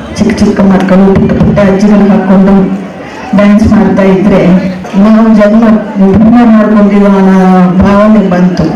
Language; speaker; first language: Kannada; non-native, local second language; Telugu